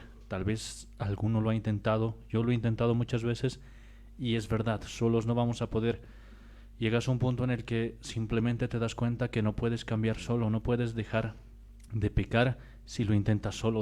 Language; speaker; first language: Spanish; native; Spanish